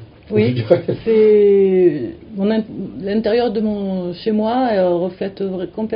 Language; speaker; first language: French; native; French